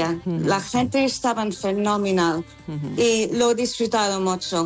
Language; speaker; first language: Spanish; non-native, fluent; English